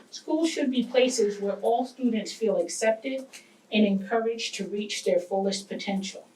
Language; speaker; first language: English; native; English